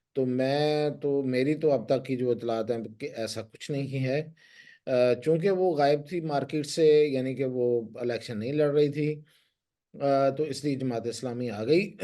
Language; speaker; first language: Urdu; non-native, local second language; Punjabi